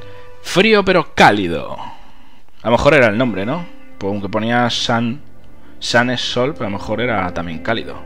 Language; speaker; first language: Spanish; native; Spanish